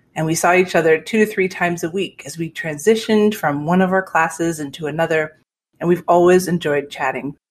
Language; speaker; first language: English; native; English